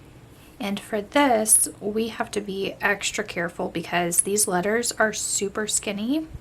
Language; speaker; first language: English; native; English